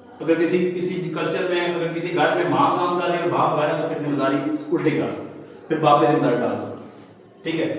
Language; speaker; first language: Urdu; non-native, local second language; Pahari-Potwari